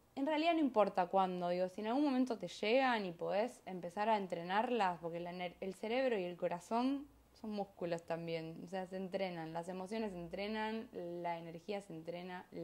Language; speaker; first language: Spanish; native; Spanish